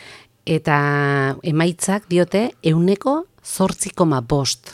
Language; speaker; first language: Basque; native; Basque